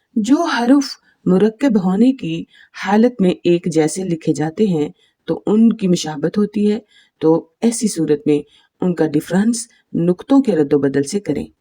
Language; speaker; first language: Urdu; native; Urdu